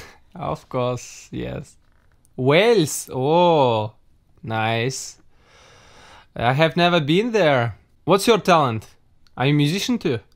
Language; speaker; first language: English; non-native, learner; Russian